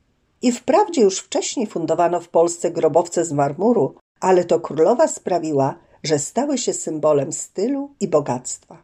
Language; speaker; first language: Polish; native; Polish